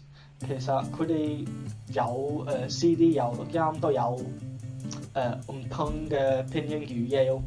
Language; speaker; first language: Cantonese; non-native, learner; English